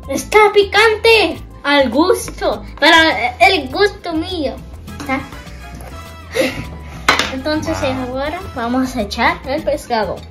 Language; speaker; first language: Spanish; early bilingual, heritage; Spanish